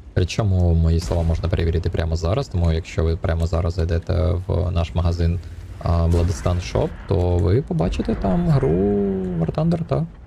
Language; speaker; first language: Ukrainian; native; Ukrainian